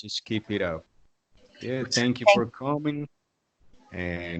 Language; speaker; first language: English; non-native, fluent; Spanish